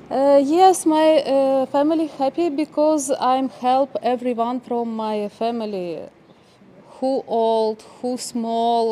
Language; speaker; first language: English; non-native, learner; Ukrainian